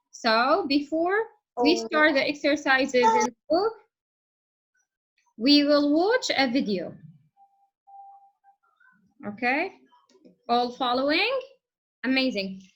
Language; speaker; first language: English; non-native, fluent; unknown